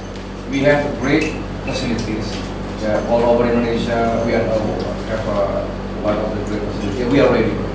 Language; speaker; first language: English; non-native, learner; Indonesian